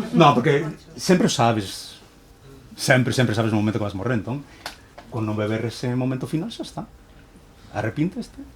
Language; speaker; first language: Galician; native; Galician